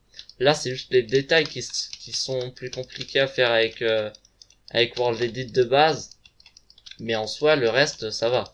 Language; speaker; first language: French; native; French